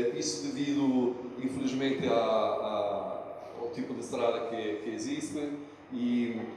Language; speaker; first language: Portuguese; non-native, fluent; Italian